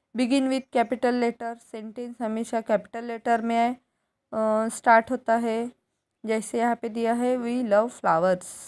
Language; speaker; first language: Hindi; non-native, local second language; Marathi